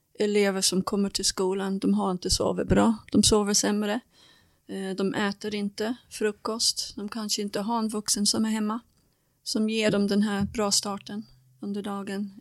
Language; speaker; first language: Swedish; non-native, fluent; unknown